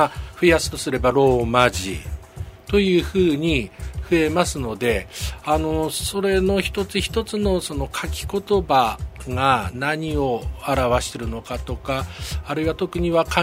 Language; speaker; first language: Japanese; native; Japanese